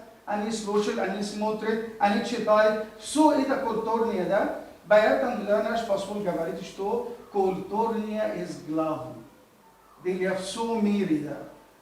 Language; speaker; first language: Russian; non-native, learner; Arabic